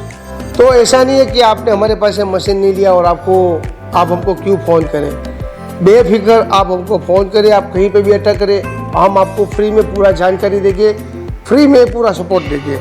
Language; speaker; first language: Hindi; non-native, local second language; Gujarati